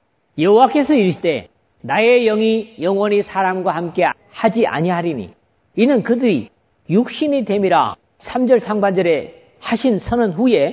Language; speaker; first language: Korean; native; Korean